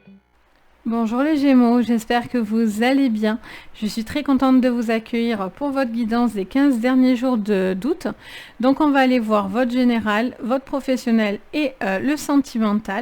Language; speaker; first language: French; native; French